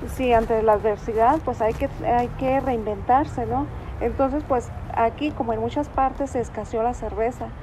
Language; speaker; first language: Spanish; native; Spanish